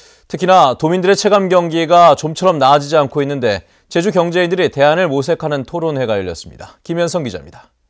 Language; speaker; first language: Korean; native; Korean